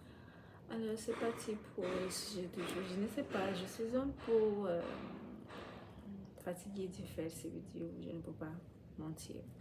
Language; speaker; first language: French; non-native, fluent; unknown